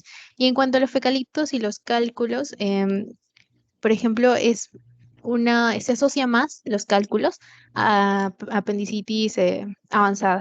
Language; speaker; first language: Spanish; native; Spanish